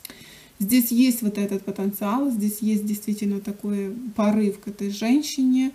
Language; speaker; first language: Russian; native; Russian